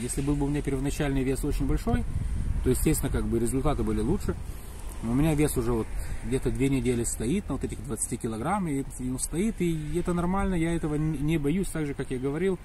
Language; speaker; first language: Russian; native; Russian